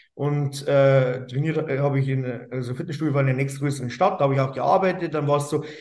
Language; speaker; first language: German; native; German